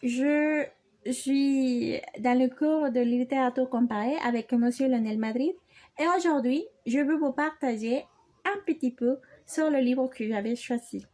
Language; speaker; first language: French; non-native, learner; Spanish